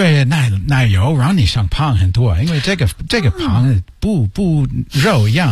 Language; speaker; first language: Chinese; non-native, learner; English